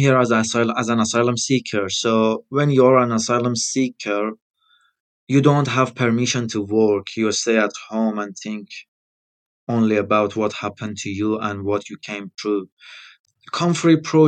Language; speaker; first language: English; non-native, fluent; Persian